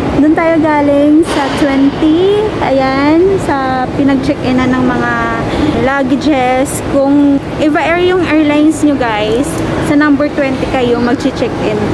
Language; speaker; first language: Filipino; native; Filipino